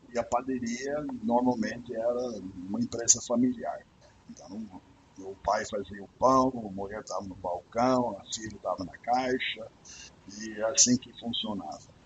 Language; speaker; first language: Portuguese; non-native, fluent; English